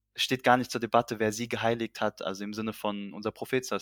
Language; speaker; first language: German; early bilingual, heritage; Urdu